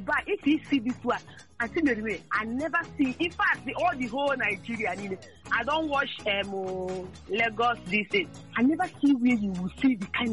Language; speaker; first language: English; non-native, local second language; Igbo